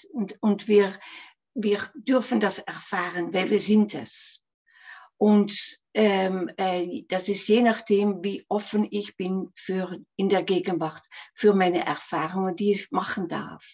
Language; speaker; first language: German; non-native, fluent; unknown